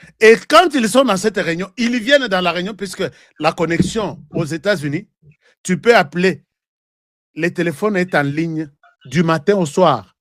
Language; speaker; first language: French; non-native, local second language; Lingala